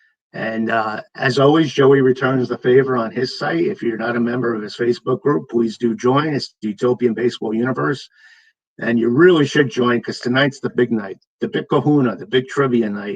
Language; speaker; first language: English; native; English